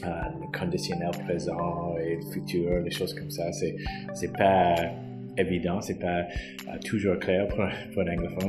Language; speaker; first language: French; non-native, local second language; English